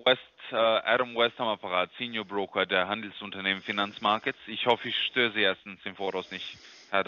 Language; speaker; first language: German; non-native, fluent; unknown